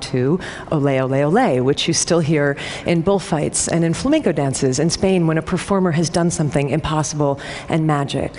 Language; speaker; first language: English; native; English